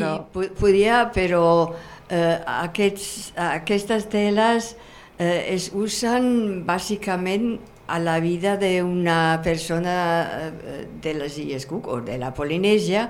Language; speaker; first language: Catalan; non-native, fluent; German